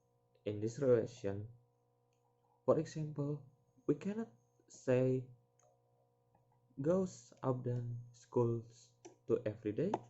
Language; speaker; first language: English; non-native, learner; Indonesian